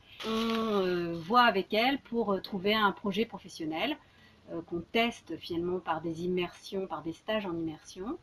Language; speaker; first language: French; native; French